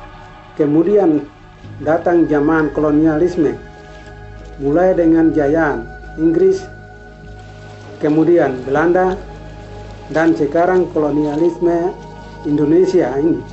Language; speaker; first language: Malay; non-native, local second language; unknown